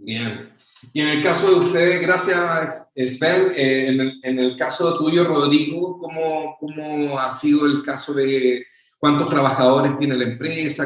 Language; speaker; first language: Spanish; native; Spanish